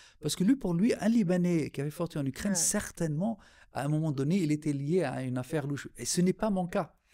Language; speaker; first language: French; non-native, local second language; Arabic